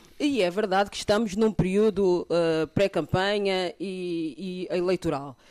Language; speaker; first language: Portuguese; early bilingual, other home language; Kabuverdianu